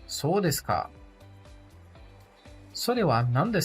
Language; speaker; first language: Japanese; non-native, learner; Portuguese